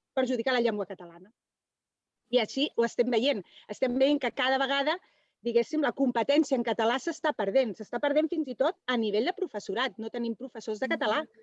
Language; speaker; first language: Catalan; non-native, local second language; Spanish